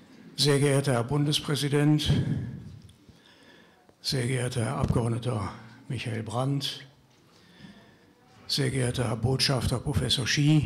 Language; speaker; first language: German; native; German